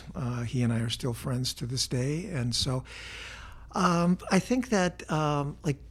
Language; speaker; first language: English; native; English